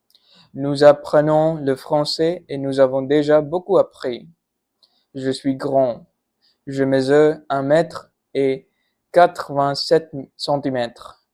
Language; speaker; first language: French; non-native, learner; Punjabi